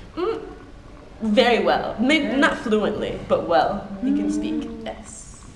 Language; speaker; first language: English; native; English